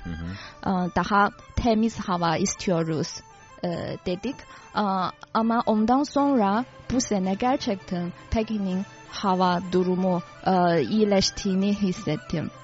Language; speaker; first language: Turkish; non-native, fluent; Chinese